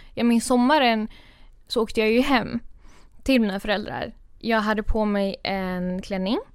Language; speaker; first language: Swedish; early bilingual, other home language; Kurdish